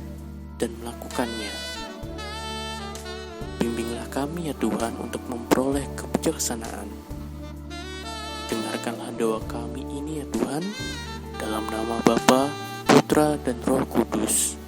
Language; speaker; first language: Indonesian; native; Indonesian